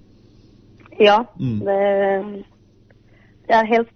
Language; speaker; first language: Norwegian; non-native, fluent; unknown